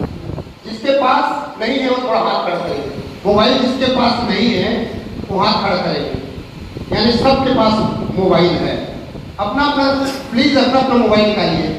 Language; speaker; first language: Hindi; native; Hindi